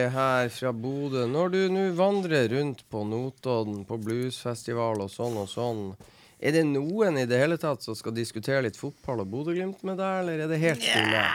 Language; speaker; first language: Norwegian; non-native, fluent; English